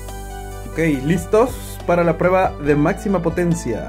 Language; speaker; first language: Spanish; native; Spanish